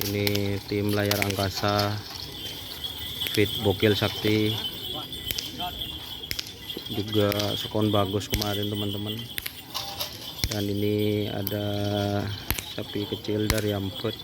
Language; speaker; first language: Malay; non-native, local second language; Madurese